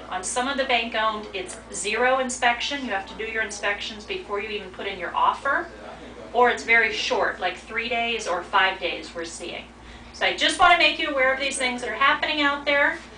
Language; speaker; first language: English; native; English